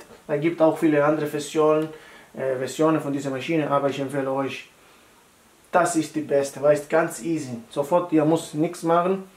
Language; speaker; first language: German; non-native, fluent; Italian